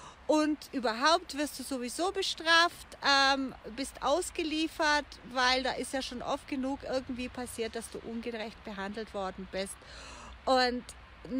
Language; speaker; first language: German; native; German